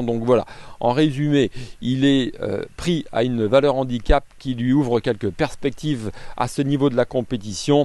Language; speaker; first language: French; native; French